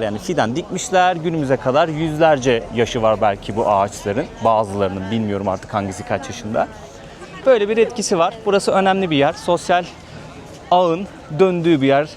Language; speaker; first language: Turkish; native; Turkish